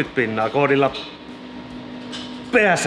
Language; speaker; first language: Finnish; native; Finnish